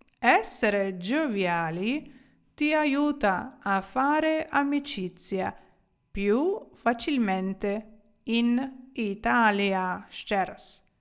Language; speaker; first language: Italian; non-native, fluent; Ukrainian